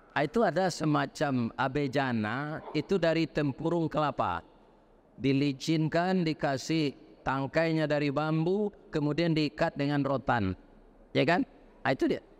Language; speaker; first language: Indonesian; non-native, local second language; Minangkabau